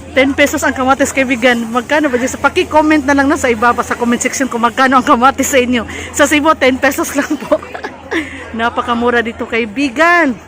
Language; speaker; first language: Filipino; non-native, local second language; Cebuano